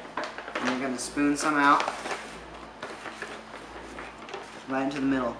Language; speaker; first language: English; native; English